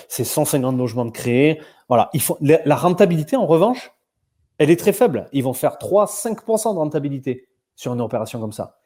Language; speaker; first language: French; native; French